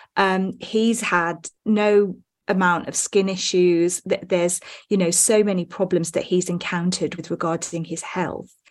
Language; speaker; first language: English; native; English